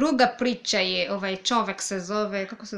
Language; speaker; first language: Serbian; non-native, learner; English